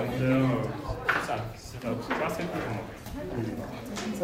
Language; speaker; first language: French; non-native, learner; Swahili